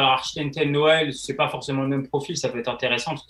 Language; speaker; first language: French; native; French